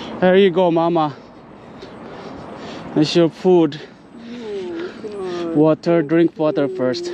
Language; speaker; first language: English; non-native, learner; Filipino